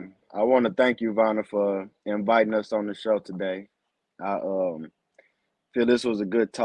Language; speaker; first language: English; native; English